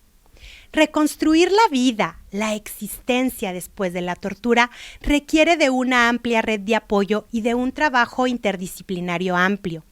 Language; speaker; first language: Spanish; native; Spanish